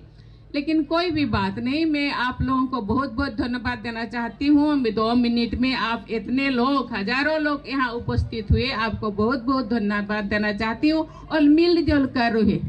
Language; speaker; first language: Hindi; non-native, local second language; Santali